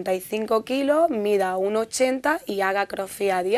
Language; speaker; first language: Spanish; native; Spanish